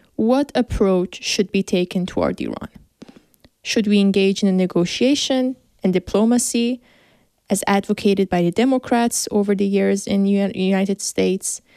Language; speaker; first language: English; non-native, fluent; Persian